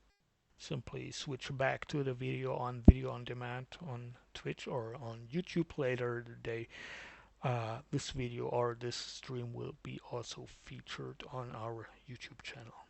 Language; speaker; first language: English; non-native, fluent; German